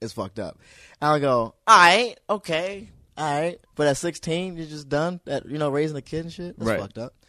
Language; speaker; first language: English; native; English